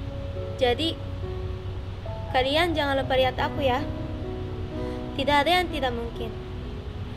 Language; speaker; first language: Indonesian; non-native, fluent; Japanese